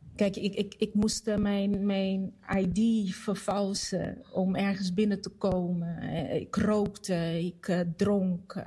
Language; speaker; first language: Dutch; non-native, fluent; Portuguese